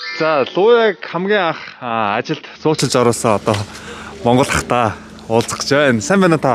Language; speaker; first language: Mongolian; native; Mongolian